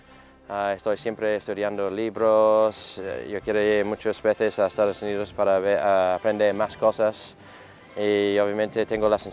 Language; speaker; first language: Spanish; non-native, fluent; English